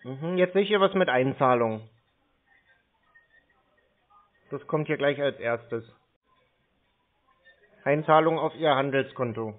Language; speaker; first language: German; native; German